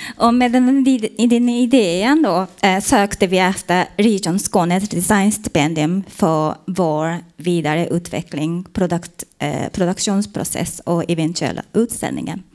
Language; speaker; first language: Swedish; non-native, fluent; Japanese